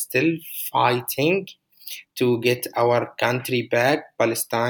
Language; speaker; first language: English; non-native, fluent; Arabic